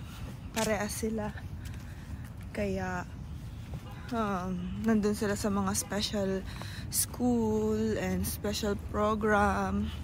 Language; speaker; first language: Filipino; native; Filipino